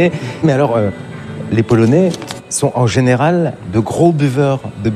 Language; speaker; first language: French; native; French